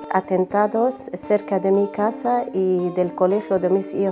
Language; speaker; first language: Spanish; non-native, learner; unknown